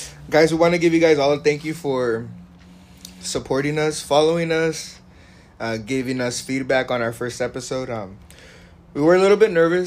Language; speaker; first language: English; early bilingual, other home language; Spanish